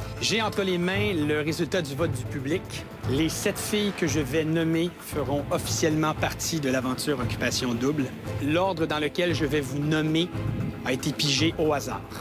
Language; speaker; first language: French; native; French